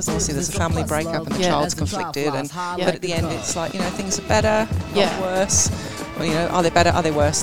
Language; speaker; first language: English; native; English